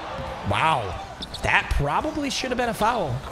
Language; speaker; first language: English; native; English